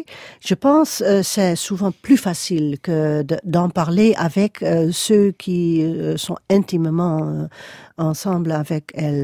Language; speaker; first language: French; non-native, fluent; Dutch